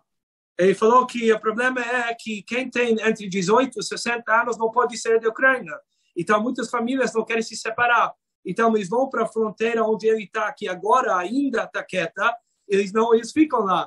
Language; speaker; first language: Portuguese; non-native, fluent; Hebrew